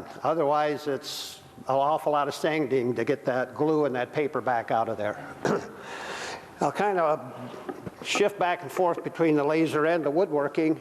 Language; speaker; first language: English; native; English